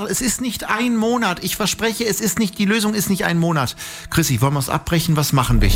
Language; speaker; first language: German; native; German